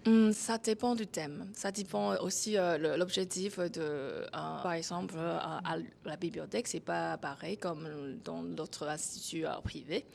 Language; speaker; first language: French; non-native, fluent; Chinese